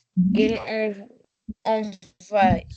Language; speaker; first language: French; non-native, learner; Arabic